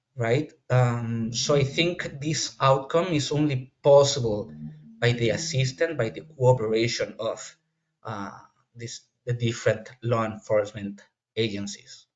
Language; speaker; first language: English; non-native, fluent; Spanish